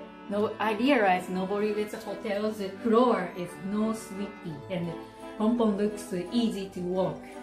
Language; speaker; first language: English; non-native, learner; Japanese